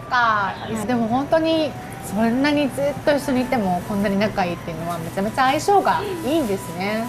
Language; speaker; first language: Japanese; native; Japanese